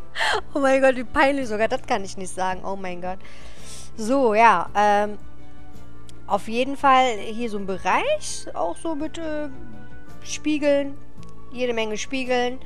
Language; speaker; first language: German; native; German